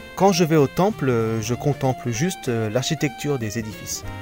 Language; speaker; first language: French; native; French